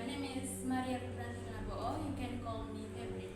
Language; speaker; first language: English; non-native, learner; Indonesian